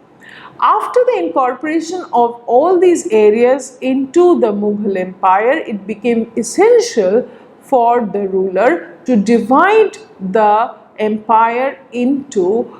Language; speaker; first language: English; non-native, local second language; Bangla